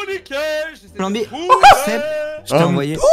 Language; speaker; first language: French; native; French